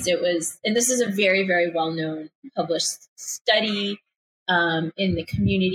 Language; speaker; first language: English; native; English